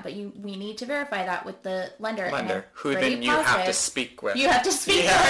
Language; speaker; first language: English; native; English